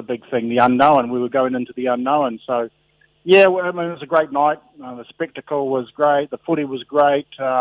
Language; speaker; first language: English; native; English